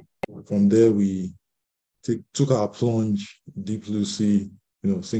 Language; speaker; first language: English; non-native, local second language; Yoruba